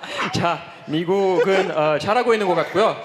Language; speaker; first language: Korean; non-native, fluent; Russian